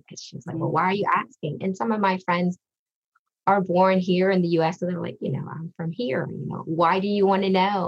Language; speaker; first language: English; early bilingual, other home language; Vietnamese